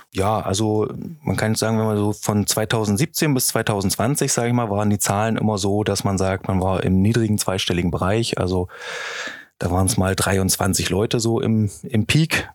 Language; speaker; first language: German; native; German